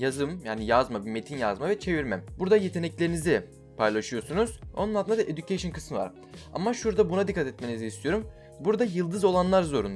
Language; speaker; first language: Turkish; native; Turkish